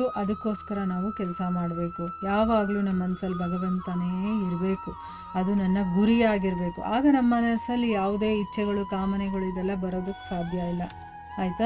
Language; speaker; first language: Kannada; native; Kannada